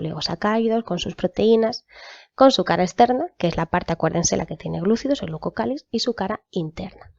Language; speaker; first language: Spanish; native; Spanish